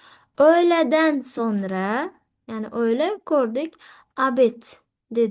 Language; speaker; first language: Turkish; non-native, fluent; Uzbek